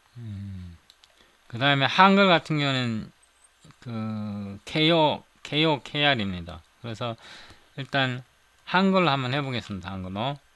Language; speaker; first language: Korean; native; Korean